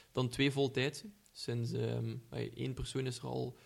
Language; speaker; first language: Dutch; native; Dutch